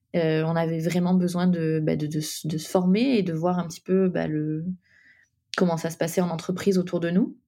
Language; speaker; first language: French; native; French